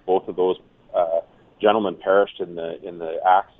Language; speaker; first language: English; native; English